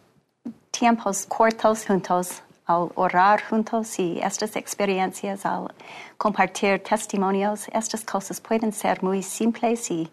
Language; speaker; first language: Spanish; non-native, fluent; English